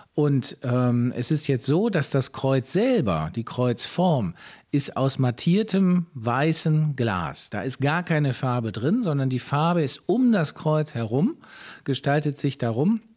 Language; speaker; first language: German; native; German